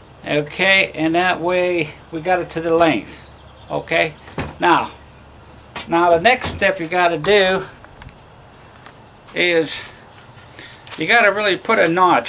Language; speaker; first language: English; native; English